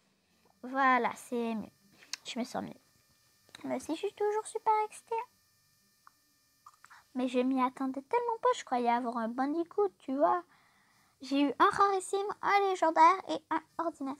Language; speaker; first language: French; native; French